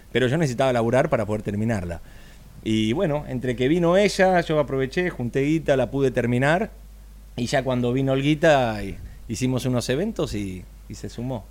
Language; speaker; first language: Spanish; native; Spanish